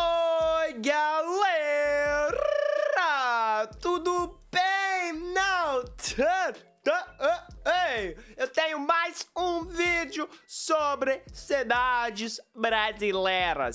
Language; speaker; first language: Portuguese; non-native, learner; English